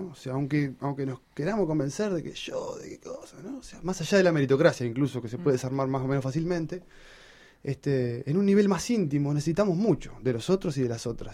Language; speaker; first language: Spanish; native; Spanish